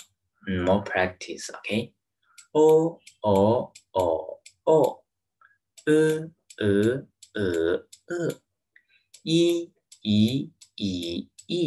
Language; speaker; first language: English; non-native, learner; Chinese